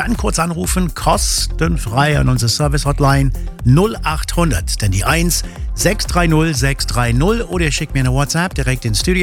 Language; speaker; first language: German; native; German